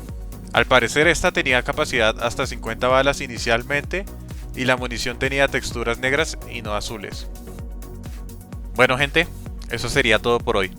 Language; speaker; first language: Spanish; native; Spanish